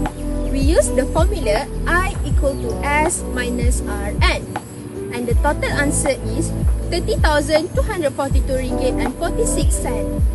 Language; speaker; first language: English; non-native, local second language; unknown